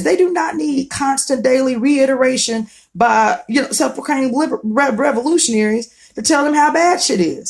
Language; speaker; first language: English; native; English